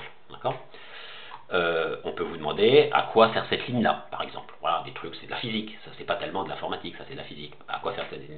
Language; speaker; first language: French; native; French